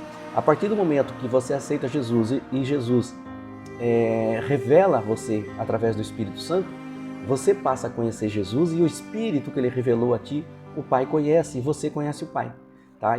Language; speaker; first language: Portuguese; native; Portuguese